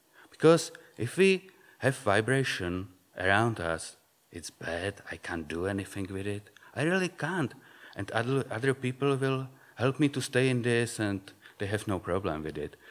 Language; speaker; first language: English; non-native, fluent; Czech